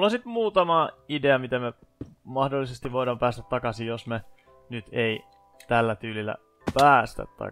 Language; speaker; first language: Finnish; native; Finnish